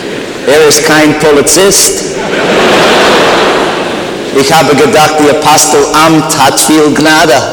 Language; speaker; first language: German; non-native, learner; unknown